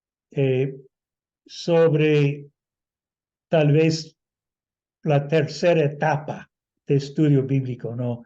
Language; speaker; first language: Spanish; non-native, fluent; English